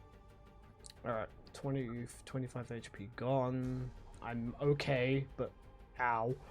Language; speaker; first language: English; native; English